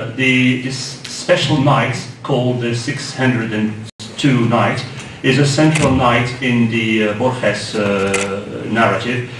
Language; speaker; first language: English; non-native, fluent; Arabic